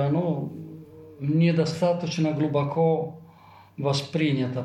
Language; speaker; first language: Russian; non-native, fluent; Italian